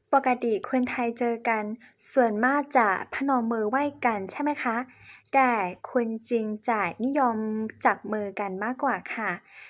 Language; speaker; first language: Thai; non-native, fluent; Chinese